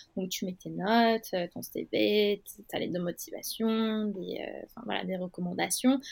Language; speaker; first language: French; non-native, fluent; Turkish